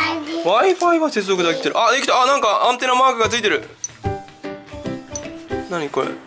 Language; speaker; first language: Japanese; native; Japanese